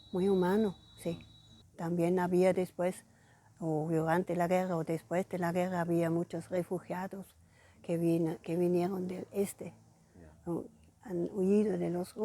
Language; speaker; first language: Spanish; non-native, fluent; German